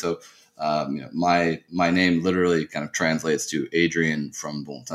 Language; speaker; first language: English; native; English